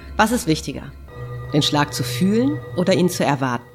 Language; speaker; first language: German; native; German